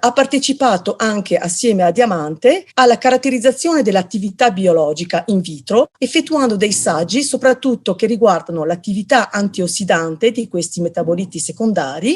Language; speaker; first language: Italian; native; Italian